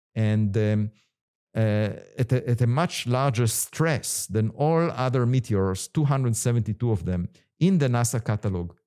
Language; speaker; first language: English; non-native, fluent; Hebrew